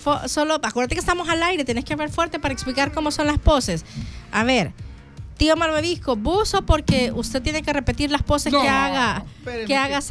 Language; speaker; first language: Spanish; native; Spanish